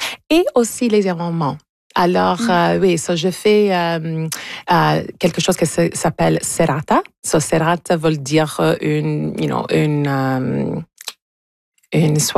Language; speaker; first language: French; non-native, fluent; English